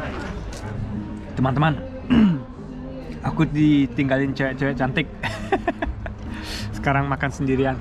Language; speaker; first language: Indonesian; early bilingual, heritage; German